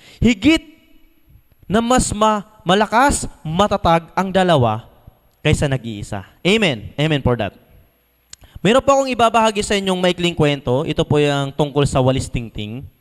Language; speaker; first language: Filipino; non-native, local second language; Masbatenyo